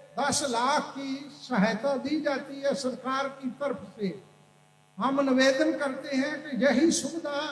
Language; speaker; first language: Hindi; non-native, local second language; Punjabi